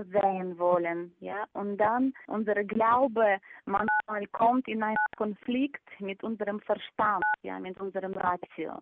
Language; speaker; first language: German; non-native, fluent; Ukrainian